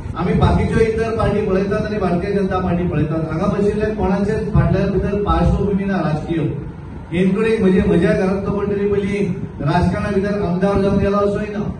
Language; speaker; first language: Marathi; non-native, local second language; Konkani